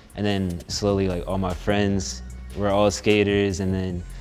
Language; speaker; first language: English; native; English